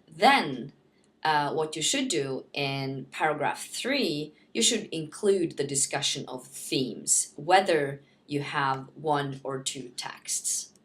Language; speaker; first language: English; non-native, fluent; Norwegian